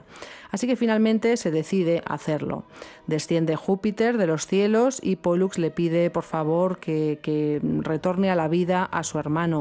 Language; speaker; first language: Spanish; native; Spanish